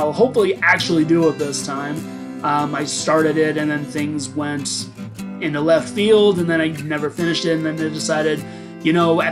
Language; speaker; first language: English; native; English